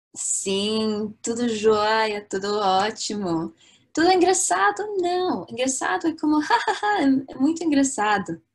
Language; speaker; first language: Portuguese; non-native, fluent; English